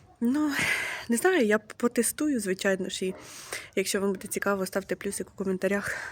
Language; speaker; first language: Ukrainian; non-native, local second language; Russian